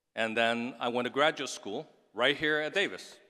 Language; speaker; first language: English; non-native, local second language; Cantonese